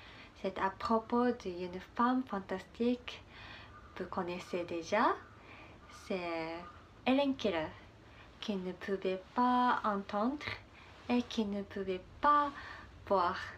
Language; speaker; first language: French; non-native, learner; Japanese